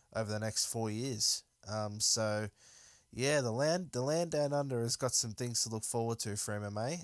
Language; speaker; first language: English; native; English